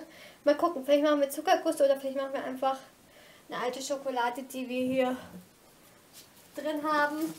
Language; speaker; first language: German; native; German